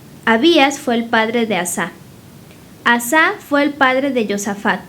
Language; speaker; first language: Spanish; native; Spanish